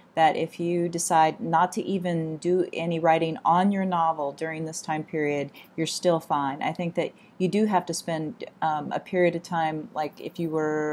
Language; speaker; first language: English; native; English